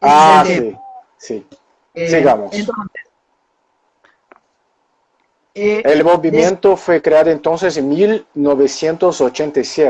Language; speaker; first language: Spanish; non-native, local second language; Portuguese